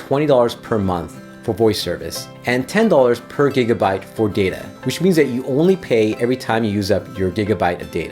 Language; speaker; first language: English; native; English